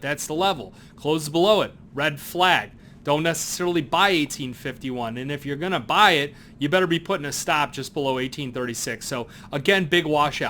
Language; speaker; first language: English; native; English